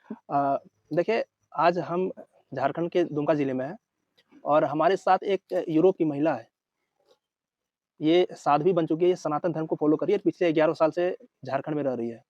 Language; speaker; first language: Hindi; native; Hindi